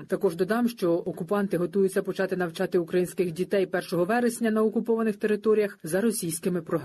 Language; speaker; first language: Ukrainian; native; Ukrainian